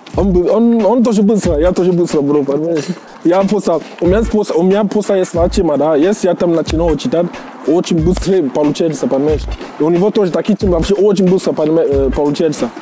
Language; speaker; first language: Russian; non-native, fluent; Jamaican Creole English